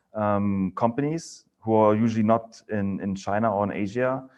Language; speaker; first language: English; non-native, fluent; German